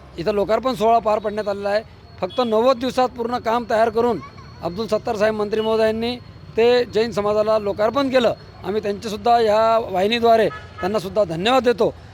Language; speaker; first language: Marathi; native; Marathi